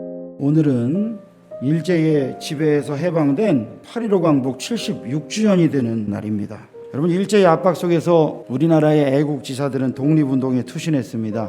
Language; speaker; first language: Korean; native; Korean